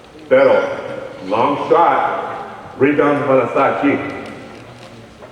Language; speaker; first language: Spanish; early bilingual, heritage; Spanish